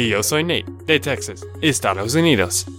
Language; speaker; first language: Spanish; non-native, learner; English